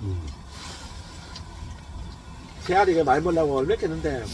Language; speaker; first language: Korean; native; Korean